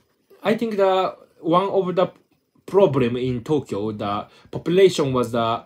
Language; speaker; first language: English; non-native, learner; Japanese